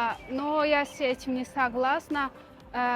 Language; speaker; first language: Russian; non-native, learner; Tajik